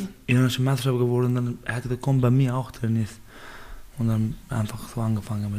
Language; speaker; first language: German; non-native, learner; Baluchi